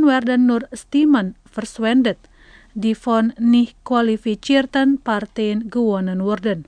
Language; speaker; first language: German; non-native, fluent; Indonesian